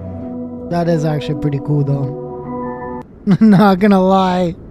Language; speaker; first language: English; native; English